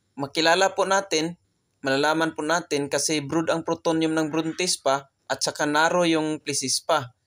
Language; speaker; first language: Filipino; non-native, local second language; Cebuano